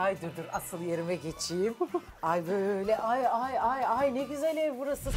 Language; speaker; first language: Turkish; native; Turkish